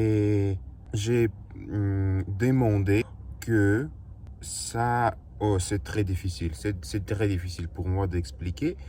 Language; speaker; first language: French; non-native, learner; Russian